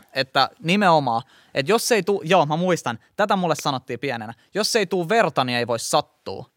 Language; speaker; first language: Finnish; native; Finnish